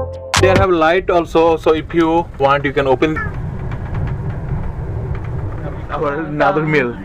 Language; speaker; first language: English; non-native, learner; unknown